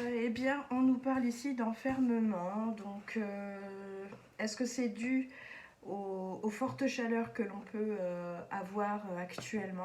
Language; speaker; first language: French; native; French